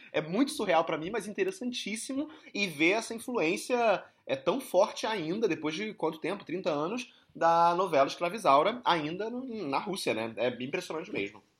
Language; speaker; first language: Portuguese; native; Portuguese